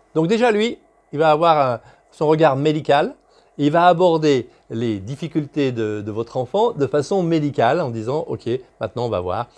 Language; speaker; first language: French; native; French